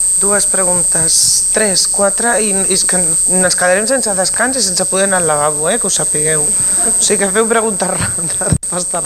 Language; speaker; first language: Catalan; native; Catalan